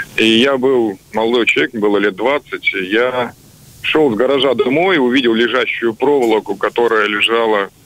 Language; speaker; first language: Russian; native; Russian